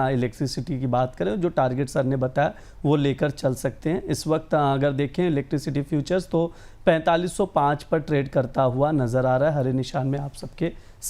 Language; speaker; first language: Hindi; native; Hindi